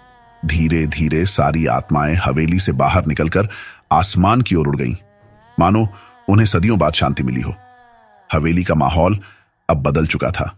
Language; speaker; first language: Hindi; native; Hindi